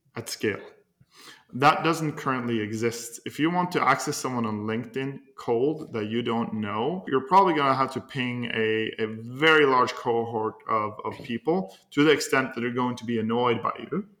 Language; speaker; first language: English; non-native, fluent; Norwegian